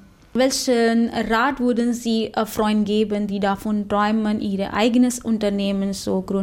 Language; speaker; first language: German; non-native, fluent; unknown